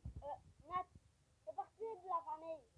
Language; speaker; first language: French; native; French